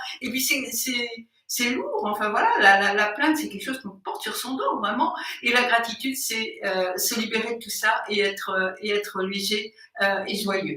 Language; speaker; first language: French; native; French